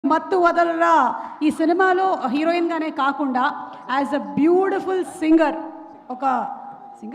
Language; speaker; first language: Telugu; native; Telugu